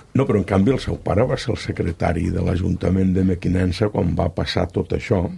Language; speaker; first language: Catalan; native; Catalan